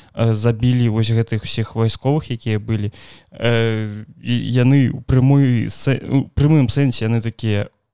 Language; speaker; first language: Belarusian; non-native, local second language; Russian